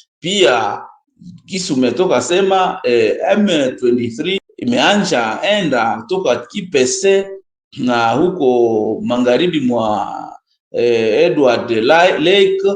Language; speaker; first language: Swahili; non-native, local second language; Nande